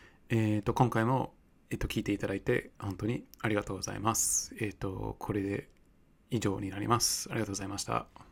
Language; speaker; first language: Japanese; non-native, fluent; English